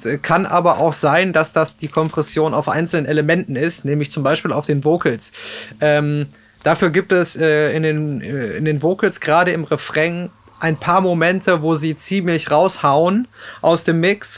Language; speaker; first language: German; native; German